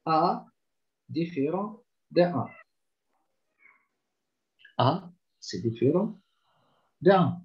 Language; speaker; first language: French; non-native, local second language; Arabic